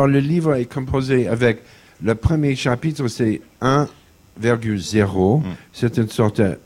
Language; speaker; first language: French; non-native, fluent; English